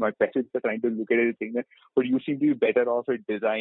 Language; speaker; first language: English; non-native, local second language; Malayalam